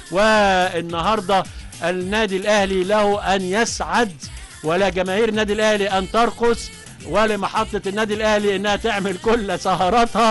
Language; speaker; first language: Arabic; native; Arabic